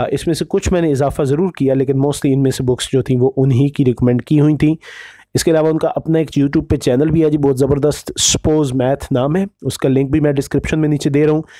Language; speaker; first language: Urdu; native; Urdu